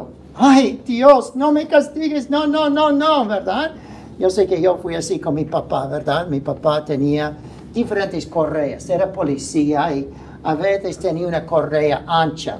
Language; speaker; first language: Spanish; non-native, fluent; English